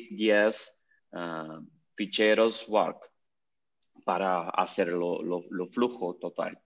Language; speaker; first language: Spanish; non-native, learner; Portuguese